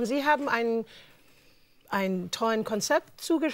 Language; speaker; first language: German; non-native, fluent; English